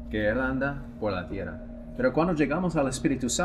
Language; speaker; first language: Spanish; non-native, fluent; English